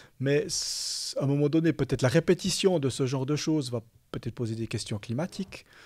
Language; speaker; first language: French; native; French